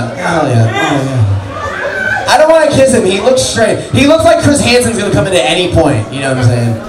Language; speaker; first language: English; native; English